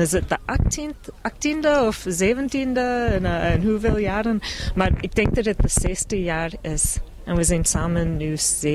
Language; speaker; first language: Dutch; non-native, fluent; English